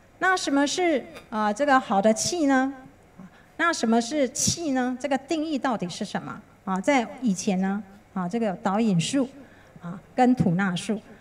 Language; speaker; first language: Chinese; native; Chinese